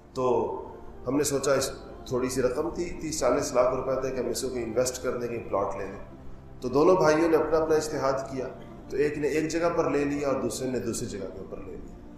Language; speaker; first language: Urdu; non-native, local second language; Pashto